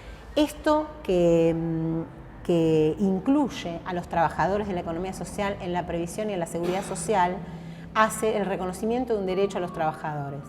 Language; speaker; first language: Spanish; native; Spanish